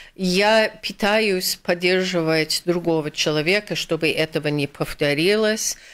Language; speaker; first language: Russian; non-native, fluent; English